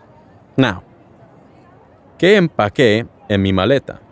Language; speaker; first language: Spanish; non-native, learner; English